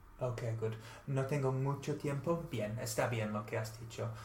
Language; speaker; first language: Spanish; non-native, fluent; English